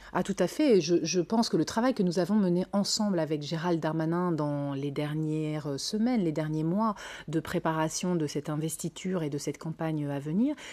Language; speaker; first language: French; native; French